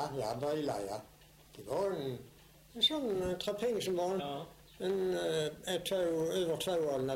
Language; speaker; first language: Swedish; native; Swedish